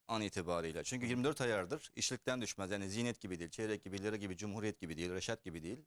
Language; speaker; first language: Turkish; early bilingual, heritage; Turkish